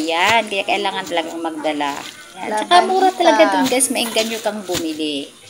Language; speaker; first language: Filipino; non-native, local second language; Cebuano